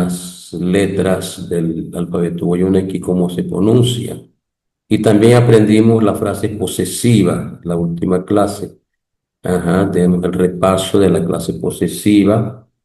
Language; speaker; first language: Spanish; non-native, local second language; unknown